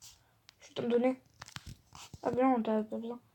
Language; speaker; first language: French; native; French